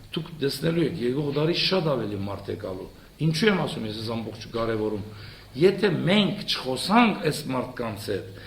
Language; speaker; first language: Armenian; early bilingual, heritage; Armenian